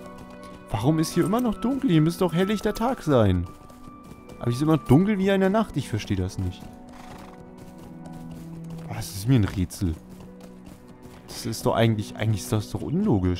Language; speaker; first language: German; native; German